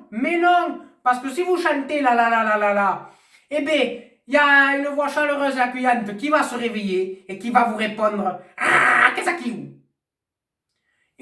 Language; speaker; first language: French; native; French